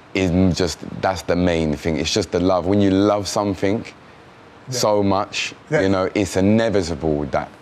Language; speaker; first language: English; native; English